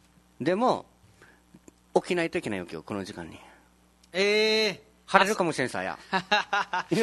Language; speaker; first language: Japanese; native; Japanese